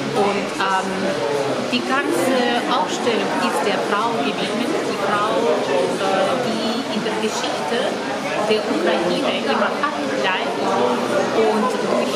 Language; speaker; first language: German; non-native, fluent; Ukrainian